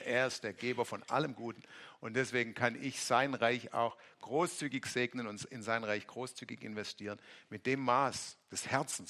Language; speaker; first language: German; native; German